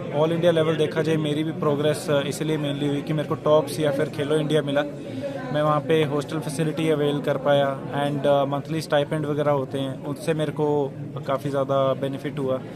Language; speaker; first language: Hindi; non-native, local second language; Punjabi